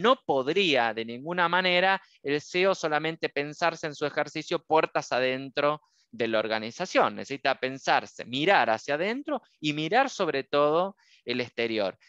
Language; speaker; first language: Spanish; native; Spanish